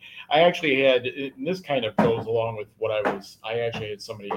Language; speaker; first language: English; native; English